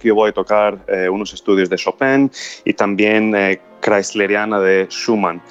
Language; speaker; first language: Spanish; non-native, fluent; Greek